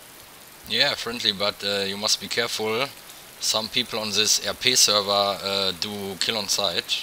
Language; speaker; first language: English; non-native, fluent; German